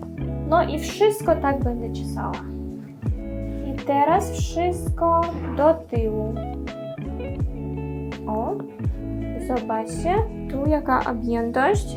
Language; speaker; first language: Polish; non-native, learner; Russian